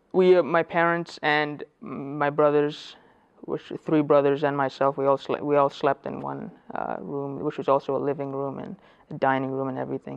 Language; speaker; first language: English; early bilingual, other home language; Persian